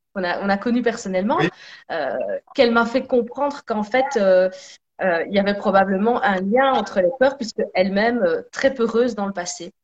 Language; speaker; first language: French; native; French